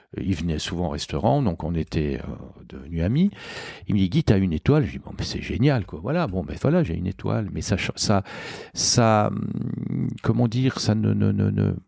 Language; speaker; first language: French; native; French